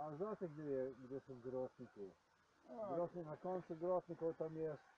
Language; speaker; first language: Polish; non-native, learner; Ukrainian